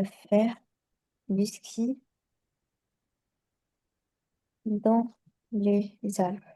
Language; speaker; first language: French; non-native, learner; Chinese